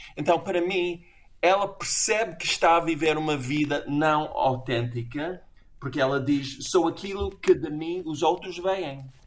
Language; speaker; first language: Portuguese; non-native, fluent; English